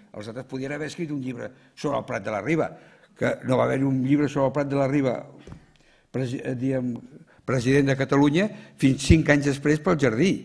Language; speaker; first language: Catalan; native; Catalan